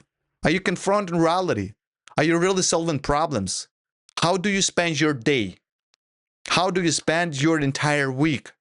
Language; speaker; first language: English; non-native, fluent; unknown